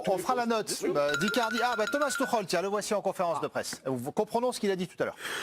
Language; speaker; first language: French; native; French